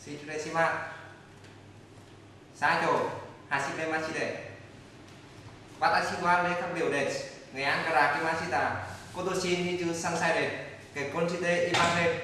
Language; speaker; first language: Japanese; non-native, learner; Vietnamese